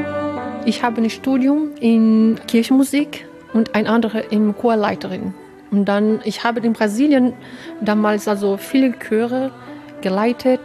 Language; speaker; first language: German; non-native, learner; Portuguese